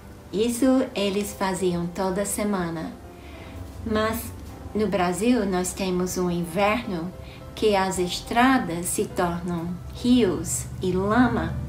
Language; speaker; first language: Portuguese; non-native, fluent; English